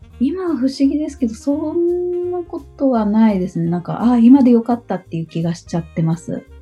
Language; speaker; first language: Japanese; native; Japanese